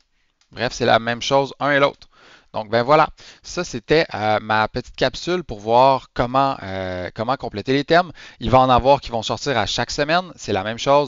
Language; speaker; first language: French; native; French